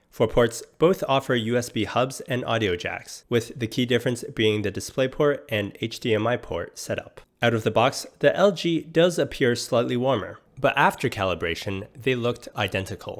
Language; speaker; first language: English; native; English